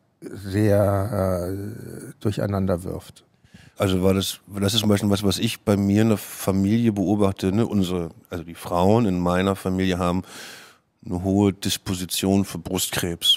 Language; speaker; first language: German; native; German